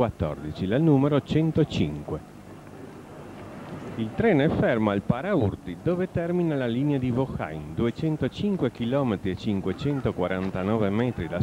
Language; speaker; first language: Italian; native; Italian